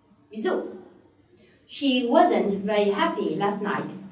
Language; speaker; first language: English; non-native, fluent; Vietnamese